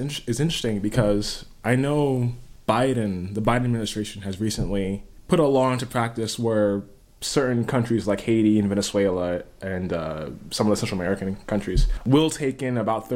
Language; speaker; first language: English; native; English